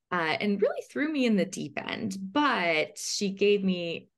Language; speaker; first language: English; native; English